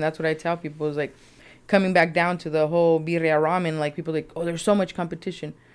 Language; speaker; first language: English; early bilingual, other home language; Spanish